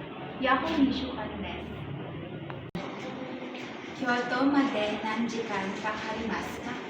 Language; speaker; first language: Japanese; non-native, learner; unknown